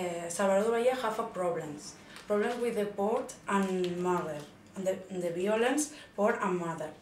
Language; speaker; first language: English; non-native, learner; Spanish